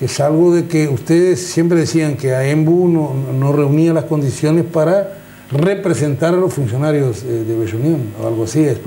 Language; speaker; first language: Spanish; native; Spanish